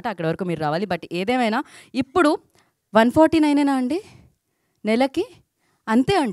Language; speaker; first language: Telugu; native; Telugu